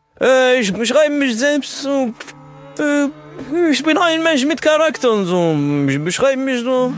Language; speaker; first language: German; non-native, learner; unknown